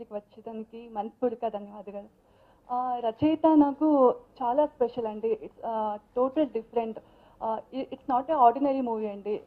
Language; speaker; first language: Telugu; non-native, fluent; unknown